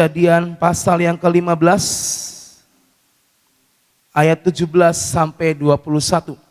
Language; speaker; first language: Indonesian; native; Indonesian